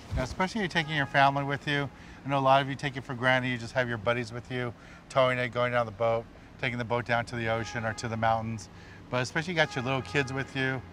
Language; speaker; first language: English; native; English